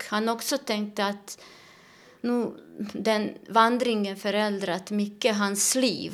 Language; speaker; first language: Swedish; non-native, learner; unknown